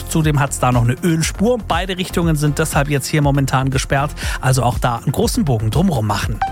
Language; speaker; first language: German; native; German